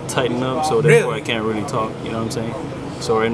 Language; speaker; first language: English; non-native, fluent; Samoan